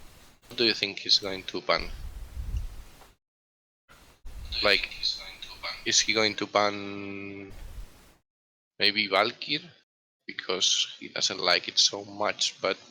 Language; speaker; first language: English; non-native, fluent; Spanish